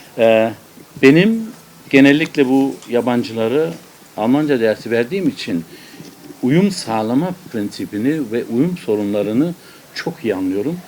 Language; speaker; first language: Turkish; native; Turkish